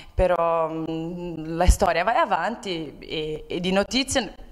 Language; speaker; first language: Italian; non-native, fluent; Portuguese